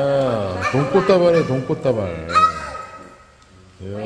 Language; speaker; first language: Korean; native; Korean